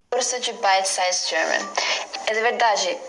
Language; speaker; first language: Portuguese; non-native, learner; Latvian